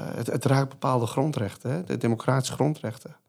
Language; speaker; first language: Dutch; non-native, fluent; Persian